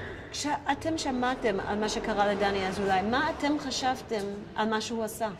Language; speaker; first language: Hebrew; native; Hebrew